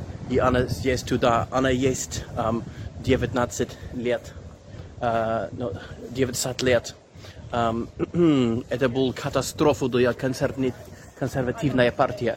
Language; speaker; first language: Russian; non-native, learner; English